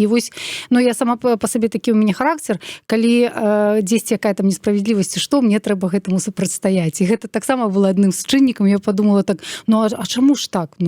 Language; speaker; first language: Belarusian; non-native, local second language; Russian